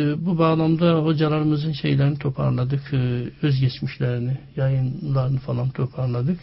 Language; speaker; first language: Turkish; native; Turkish